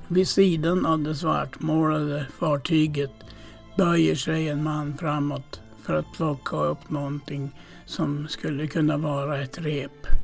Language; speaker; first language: Swedish; native; Swedish